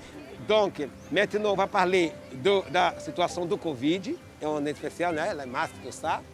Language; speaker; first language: French; non-native, fluent; Portuguese